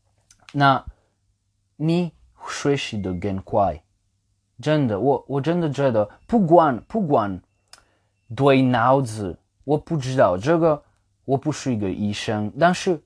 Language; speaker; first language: Chinese; non-native, fluent; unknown